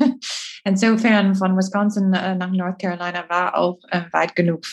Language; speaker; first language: German; non-native, fluent; English